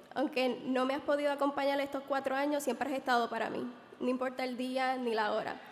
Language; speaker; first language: Spanish; early bilingual, other home language; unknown